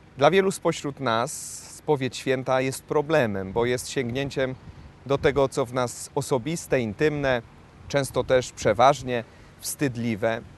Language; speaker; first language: Polish; native; Polish